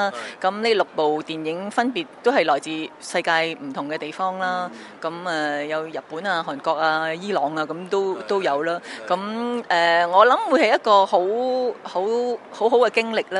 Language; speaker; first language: Chinese; native; Chinese